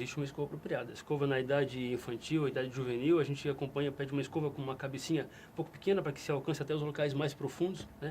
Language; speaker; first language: Portuguese; native; Portuguese